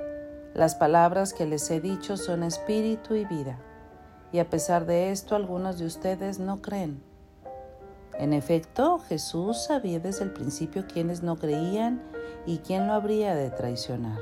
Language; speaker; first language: Spanish; native; Spanish